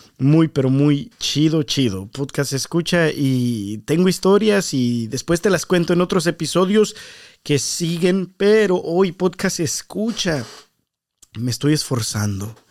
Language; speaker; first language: Spanish; early bilingual, heritage; Spanish